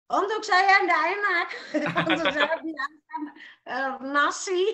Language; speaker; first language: Indonesian; non-native, local second language; Javanese